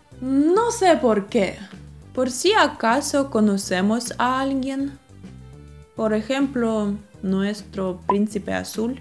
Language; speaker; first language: Spanish; non-native, fluent; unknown